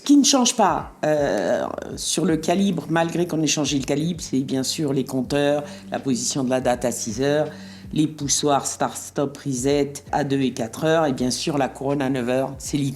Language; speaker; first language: French; native; French